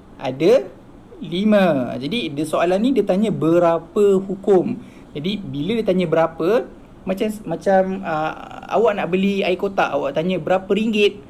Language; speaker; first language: Malay; native; Malay